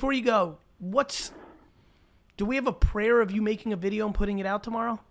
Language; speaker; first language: English; early bilingual, other home language; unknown